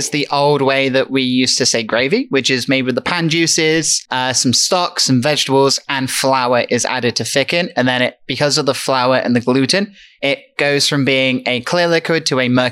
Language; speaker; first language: English; native; English